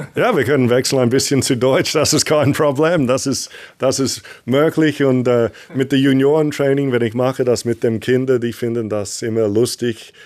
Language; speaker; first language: German; non-native, learner; English